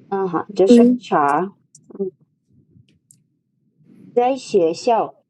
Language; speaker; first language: Chinese; non-native, fluent; Kazakh